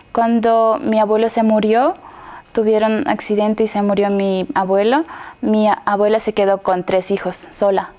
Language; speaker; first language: Spanish; non-native, fluent; Kazakh